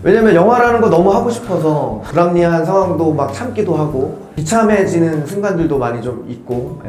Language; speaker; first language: Korean; native; Korean